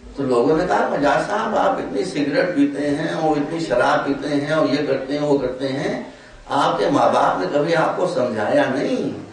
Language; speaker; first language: Urdu; native; Urdu